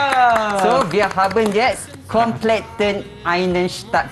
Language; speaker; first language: German; non-native, fluent; Malay